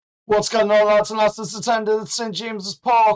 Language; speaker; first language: English; native; English